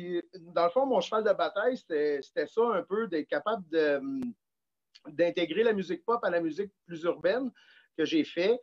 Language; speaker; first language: French; native; French